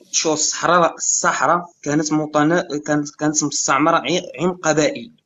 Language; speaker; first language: Arabic; native; Arabic